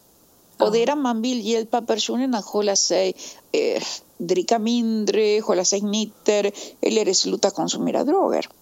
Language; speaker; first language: Swedish; non-native, fluent; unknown